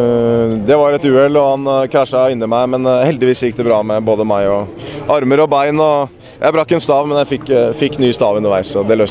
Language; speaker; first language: Norwegian; native; Norwegian